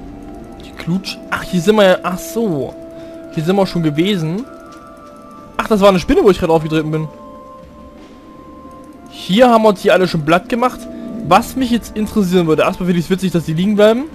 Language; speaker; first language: German; native; German